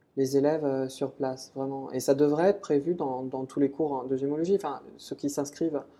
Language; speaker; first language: French; native; French